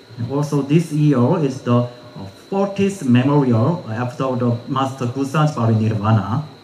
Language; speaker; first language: English; non-native, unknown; Korean